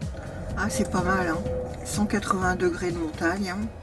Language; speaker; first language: French; native; French